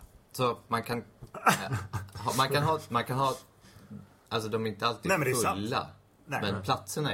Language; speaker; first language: Swedish; native; Swedish